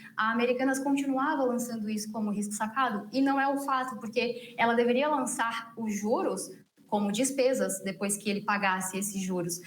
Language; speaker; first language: Portuguese; native; Portuguese